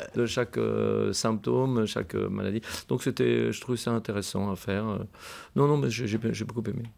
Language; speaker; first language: French; native; French